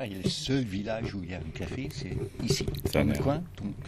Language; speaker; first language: French; non-native, fluent; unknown